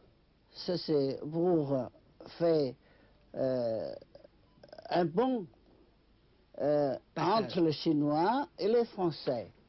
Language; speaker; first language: French; non-native, fluent; Chinese